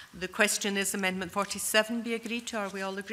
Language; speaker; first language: English; native; English